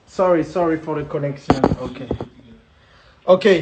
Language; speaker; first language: English; non-native, learner; French